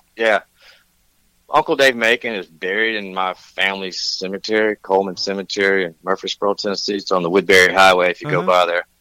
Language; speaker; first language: English; native; English